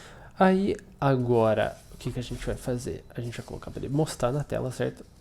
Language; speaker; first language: Portuguese; native; Portuguese